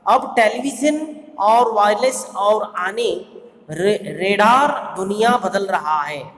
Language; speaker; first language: Hindi; non-native, local second language; Kannada